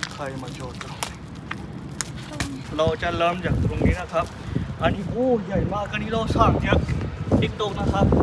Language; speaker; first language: Thai; non-native, learner; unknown